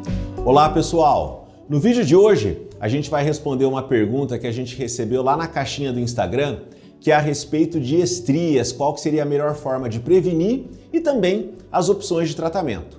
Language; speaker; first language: Portuguese; native; Portuguese